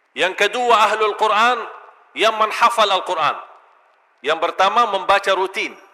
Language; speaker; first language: Malay; non-native, fluent; Arabic